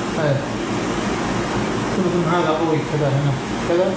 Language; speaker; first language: Arabic; non-native, learner; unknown